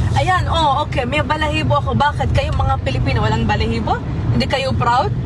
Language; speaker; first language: Filipino; early bilingual, heritage; Arabic